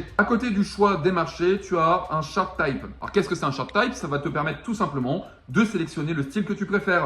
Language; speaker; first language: French; native; French